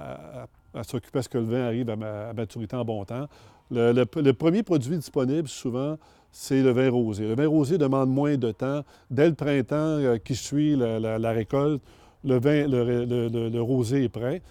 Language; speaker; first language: French; native; French